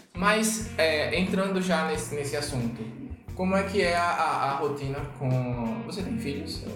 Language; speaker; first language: Portuguese; native; Portuguese